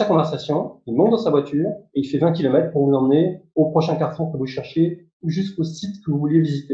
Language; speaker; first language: French; native; French